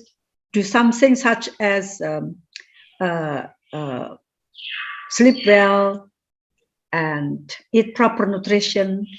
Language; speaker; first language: English; non-native, fluent; Indonesian